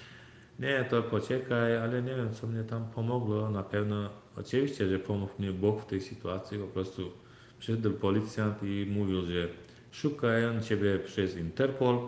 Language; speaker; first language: Polish; non-native, learner; Turkmen